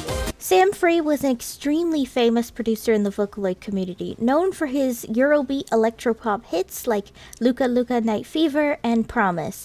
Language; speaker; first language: English; native; English